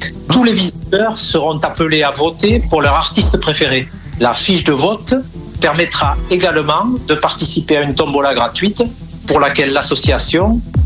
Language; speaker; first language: French; native; French